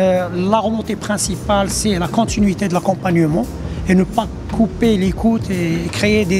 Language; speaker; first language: French; non-native, local second language; Arabic